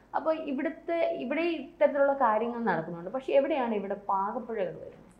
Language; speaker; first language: Malayalam; native; Malayalam